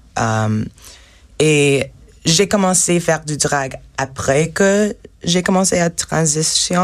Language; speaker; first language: French; non-native, learner; English